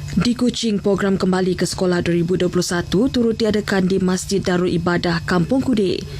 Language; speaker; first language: Malay; native; Malay